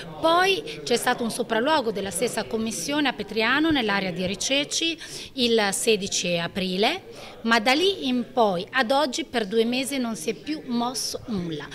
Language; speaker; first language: Italian; native; Italian